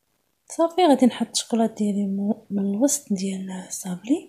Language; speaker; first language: Arabic; native; Arabic